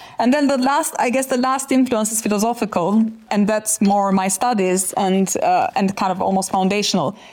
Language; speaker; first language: English; non-native, fluent; Albanian